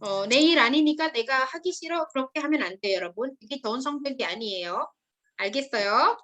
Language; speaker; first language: Korean; non-native, fluent; Indonesian